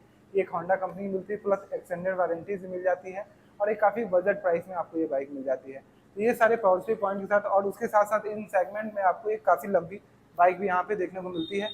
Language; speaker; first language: Hindi; native; Hindi